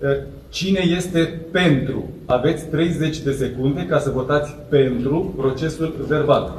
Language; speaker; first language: Romanian; native; Romanian